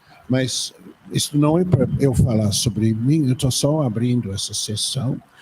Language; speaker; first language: Portuguese; non-native, fluent; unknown